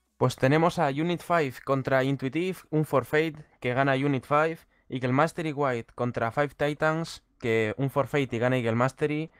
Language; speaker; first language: Spanish; native; Spanish